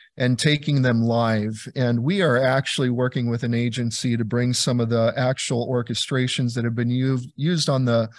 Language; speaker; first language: English; native; English